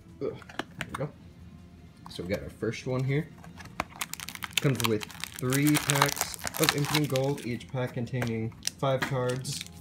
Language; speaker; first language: English; native; English